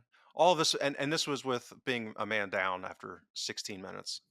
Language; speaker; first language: English; native; English